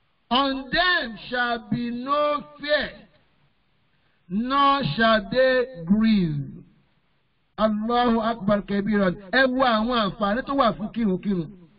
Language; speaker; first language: English; non-native, local second language; Yoruba